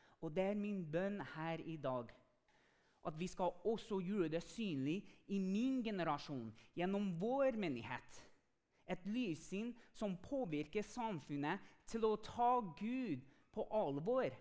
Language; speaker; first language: Norwegian; non-native, fluent; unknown